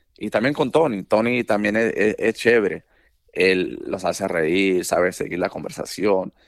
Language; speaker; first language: Spanish; early bilingual, heritage; Spanish